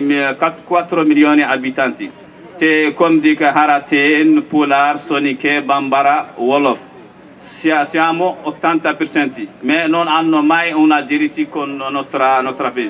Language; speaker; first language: Italian; non-native, learner; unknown